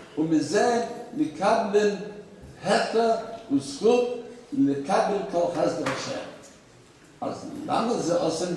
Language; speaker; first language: Hebrew; non-native, fluent; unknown